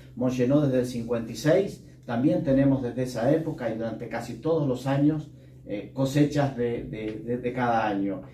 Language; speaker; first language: Spanish; native; Spanish